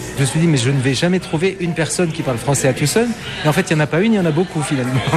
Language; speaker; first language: French; native; French